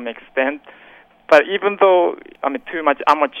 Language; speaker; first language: English; non-native, fluent; Japanese